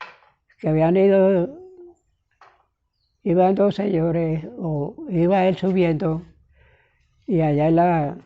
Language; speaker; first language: Spanish; native; Spanish